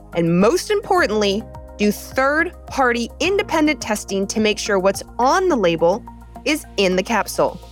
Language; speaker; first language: English; native; English